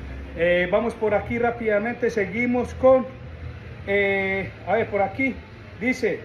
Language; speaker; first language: Spanish; native; Spanish